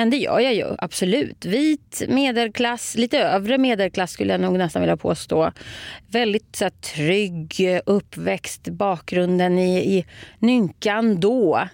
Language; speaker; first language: Swedish; native; Swedish